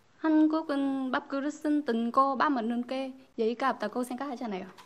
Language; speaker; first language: Korean; non-native, learner; Vietnamese